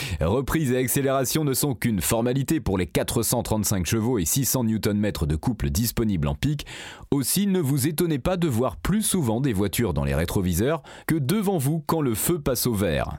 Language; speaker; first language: French; native; French